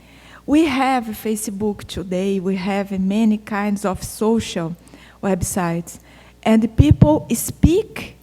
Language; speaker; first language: English; non-native, fluent; Portuguese